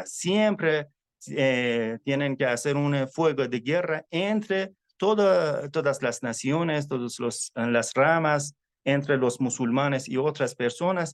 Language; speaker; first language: Spanish; non-native, fluent; Persian